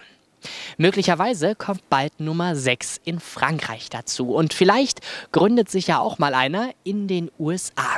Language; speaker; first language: German; native; German